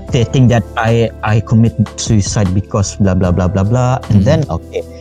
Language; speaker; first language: English; non-native, fluent; Malay